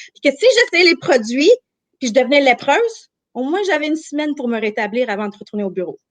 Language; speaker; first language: French; early bilingual, other home language; Armenian